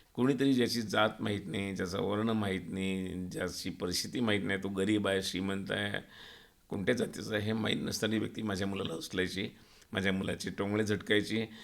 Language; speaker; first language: Marathi; native; Marathi